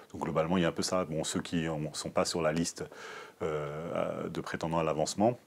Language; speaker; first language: French; native; French